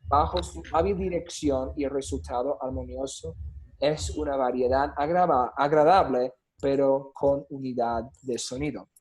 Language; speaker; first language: Spanish; non-native, fluent; English